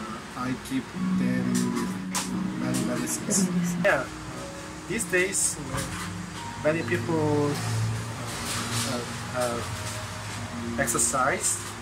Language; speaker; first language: English; non-native, learner; Korean